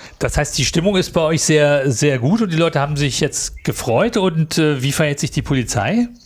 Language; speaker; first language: German; native; German